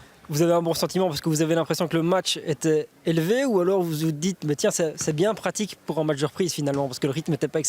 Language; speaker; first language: French; native; French